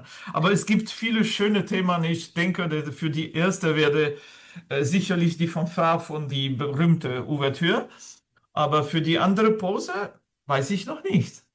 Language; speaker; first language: German; non-native, fluent; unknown